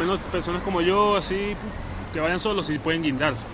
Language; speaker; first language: Spanish; native; Spanish